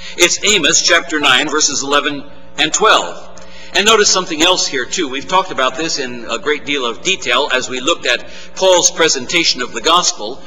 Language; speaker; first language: English; native; English